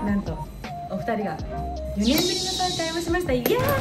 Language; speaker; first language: Japanese; native; Japanese